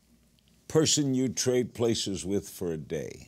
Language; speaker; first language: English; native; English